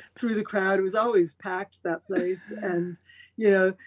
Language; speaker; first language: English; early bilingual, other home language; Spanish